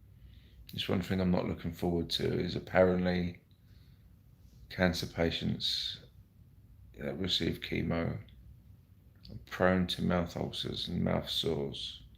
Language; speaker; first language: English; native; English